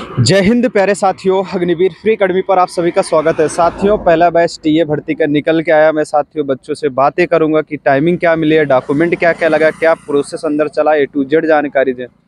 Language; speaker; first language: Hindi; native; Hindi